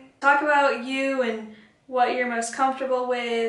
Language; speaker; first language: English; native; English